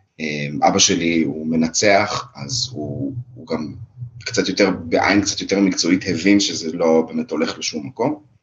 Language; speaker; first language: Hebrew; early bilingual, other home language; Russian